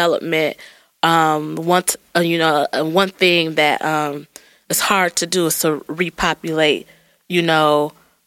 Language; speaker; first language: English; native; English